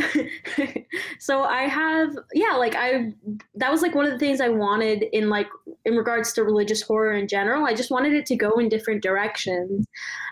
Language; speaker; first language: English; non-native, local second language; Malayalam